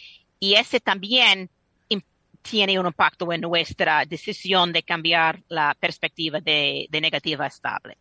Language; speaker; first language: Spanish; non-native, fluent; English